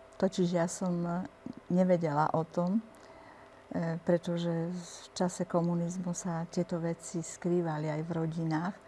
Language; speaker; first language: Slovak; native; Slovak